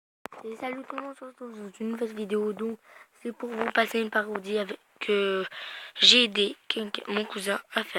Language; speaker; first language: French; native; French